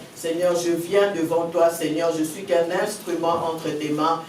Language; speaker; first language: French; non-native, local second language; Lingala